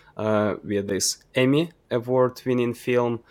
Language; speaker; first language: English; non-native, fluent; Ukrainian